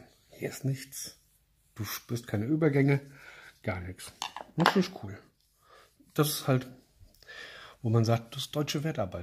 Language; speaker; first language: German; native; German